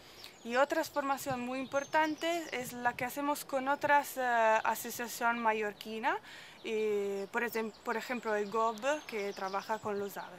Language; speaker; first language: Spanish; non-native, fluent; Italian